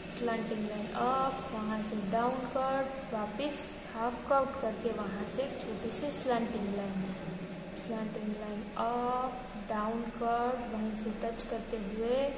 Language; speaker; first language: Hindi; non-native, local second language; Gujarati